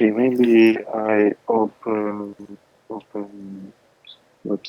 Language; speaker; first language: English; non-native, learner; Russian